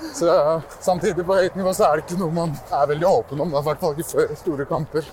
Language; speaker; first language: Norwegian; early bilingual, other home language; Persian